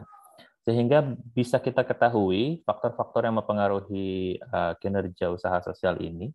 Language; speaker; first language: Indonesian; native; Indonesian